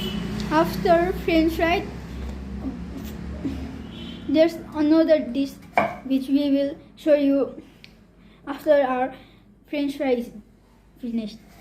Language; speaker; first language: English; non-native, fluent; Nepali